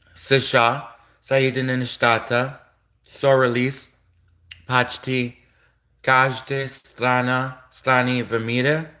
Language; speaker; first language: Russian; non-native, learner; English